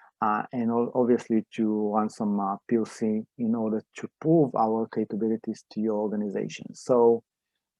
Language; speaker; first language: English; non-native, fluent; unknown